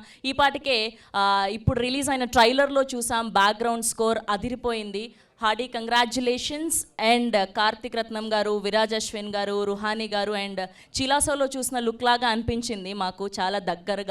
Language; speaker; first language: Telugu; native; Telugu